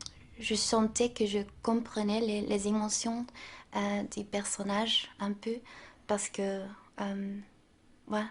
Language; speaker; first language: French; non-native, local second language; Dutch